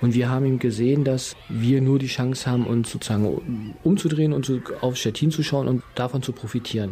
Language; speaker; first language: German; native; German